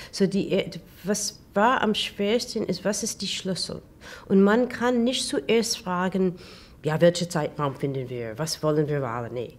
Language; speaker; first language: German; non-native, learner; English